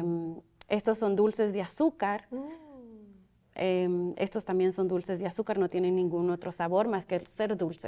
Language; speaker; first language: Spanish; early bilingual, other home language; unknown